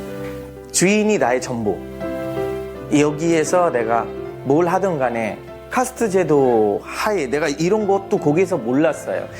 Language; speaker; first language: Korean; non-native, fluent; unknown